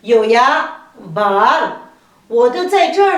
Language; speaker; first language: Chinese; non-native, fluent; Kazakh